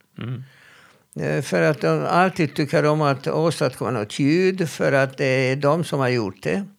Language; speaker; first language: Swedish; non-native, fluent; Hebrew